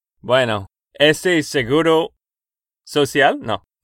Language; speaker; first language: Spanish; non-native, learner; English